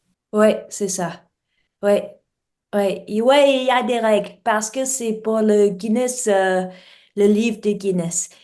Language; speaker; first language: French; non-native, learner; English